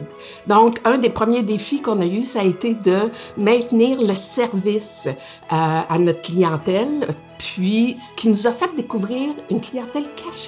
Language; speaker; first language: French; native; French